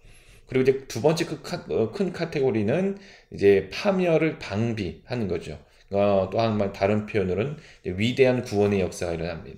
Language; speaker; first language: Korean; native; Korean